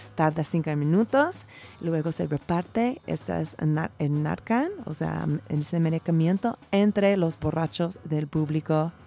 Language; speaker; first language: Spanish; non-native, fluent; English